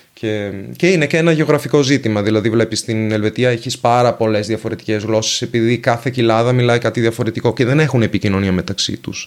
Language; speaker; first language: Greek; non-native, fluent; Venetian